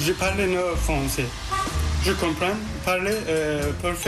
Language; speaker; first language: French; non-native, learner; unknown